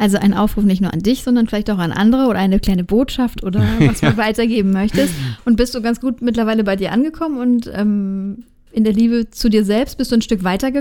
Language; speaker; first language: German; native; German